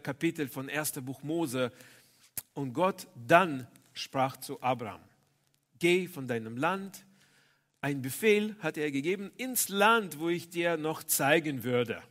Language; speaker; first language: German; non-native, fluent; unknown